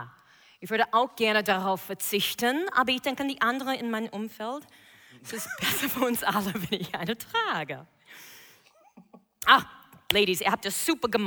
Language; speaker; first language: German; non-native, fluent; English